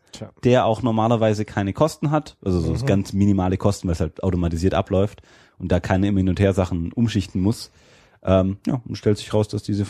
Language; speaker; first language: German; native; German